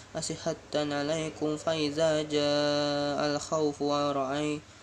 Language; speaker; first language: Arabic; non-native, learner; Indonesian